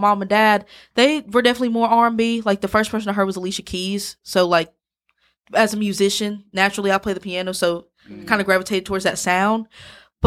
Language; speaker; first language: English; native; English